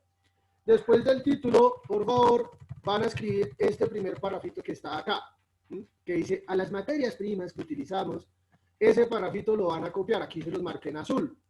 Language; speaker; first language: Spanish; native; Spanish